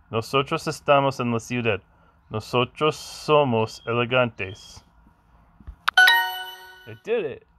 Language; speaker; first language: Spanish; non-native, learner; English